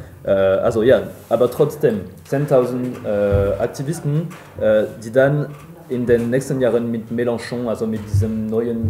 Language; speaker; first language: German; non-native, fluent; French